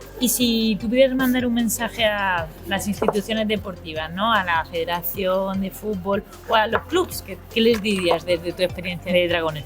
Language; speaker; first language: Spanish; native; Spanish